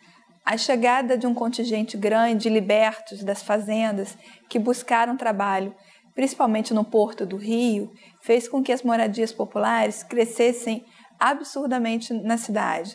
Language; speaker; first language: Portuguese; native; Portuguese